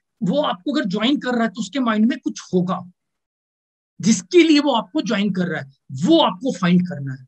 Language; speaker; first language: Hindi; native; Hindi